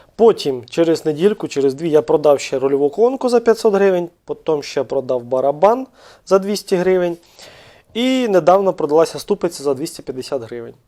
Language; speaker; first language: Ukrainian; native; Ukrainian